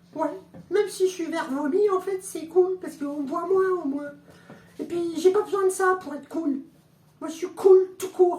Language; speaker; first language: French; native; French